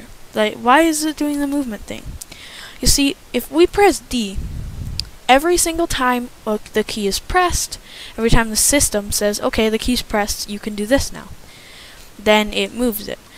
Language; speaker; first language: English; native; English